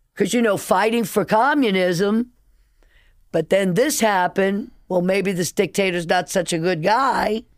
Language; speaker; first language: English; native; English